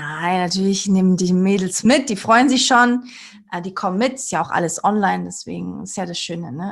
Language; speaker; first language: German; early bilingual, other home language; Portuguese